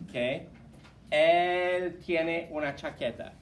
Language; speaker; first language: Spanish; non-native, fluent; English